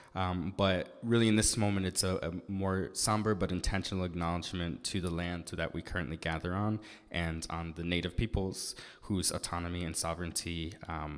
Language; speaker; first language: English; native; English